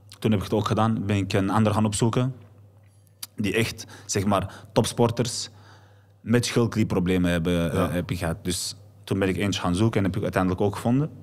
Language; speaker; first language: Dutch; early bilingual, other home language; Arabic